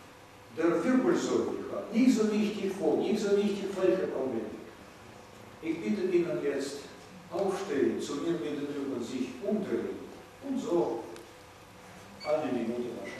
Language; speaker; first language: German; non-native, fluent; Russian